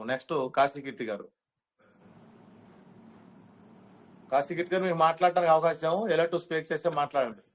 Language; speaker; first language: Telugu; native; Telugu